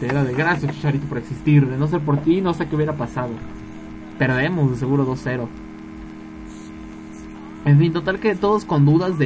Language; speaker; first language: Spanish; native; Spanish